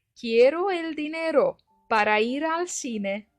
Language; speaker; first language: Spanish; non-native, fluent; Turkish